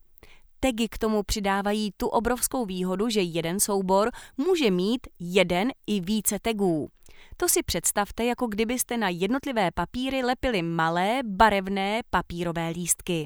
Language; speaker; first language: Czech; native; Czech